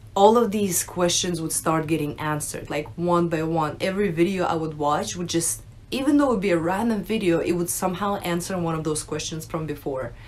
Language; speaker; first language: English; early bilingual, other home language; Russian